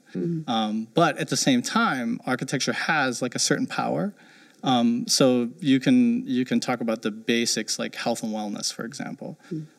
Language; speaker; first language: English; early bilingual, heritage; German